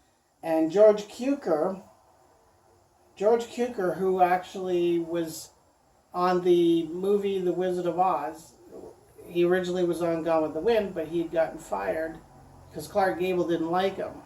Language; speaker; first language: English; native; English